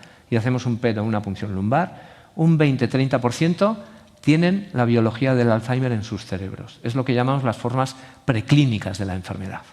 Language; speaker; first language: Spanish; native; Spanish